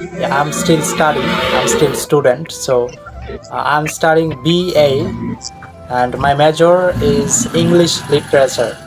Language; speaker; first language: English; non-native, learner; Bangla